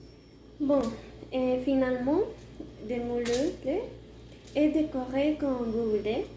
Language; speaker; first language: French; non-native, learner; Spanish